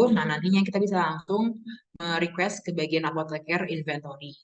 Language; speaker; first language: Indonesian; native; Indonesian